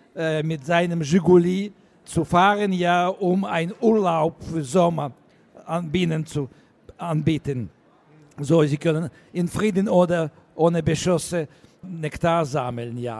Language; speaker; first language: German; non-native, learner; Russian